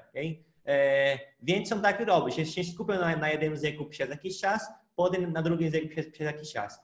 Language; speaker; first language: Polish; non-native, fluent; Portuguese